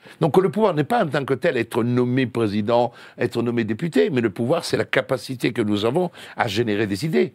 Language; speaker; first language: French; non-native, fluent; Italian